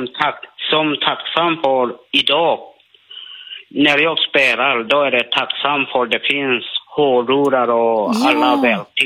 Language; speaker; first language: Swedish; non-native, learner; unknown